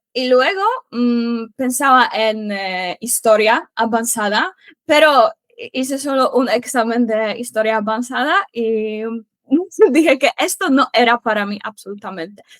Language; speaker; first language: Spanish; non-native, fluent; Polish